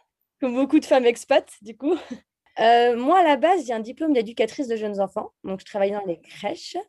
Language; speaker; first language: French; native; French